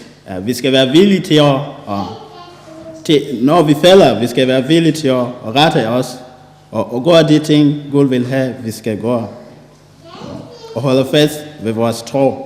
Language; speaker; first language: Danish; non-native, fluent; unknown